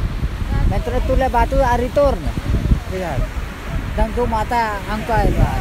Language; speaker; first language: French; non-native, learner; Hindi